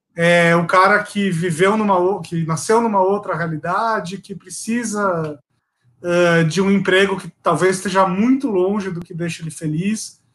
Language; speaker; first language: Portuguese; native; Portuguese